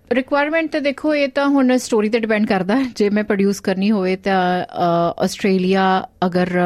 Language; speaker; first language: Punjabi; early bilingual, heritage; Punjabi